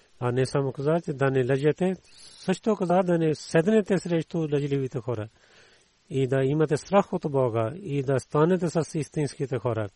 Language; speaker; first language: Bulgarian; non-native, learner; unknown